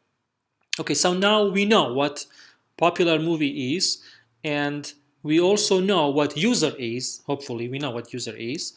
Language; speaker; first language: English; non-native, fluent; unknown